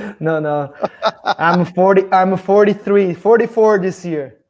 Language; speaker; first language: English; non-native, fluent; Portuguese